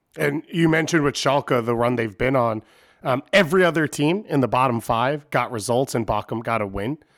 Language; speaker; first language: English; native; English